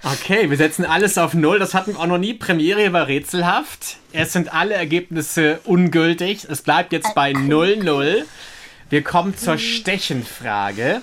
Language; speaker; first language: German; native; German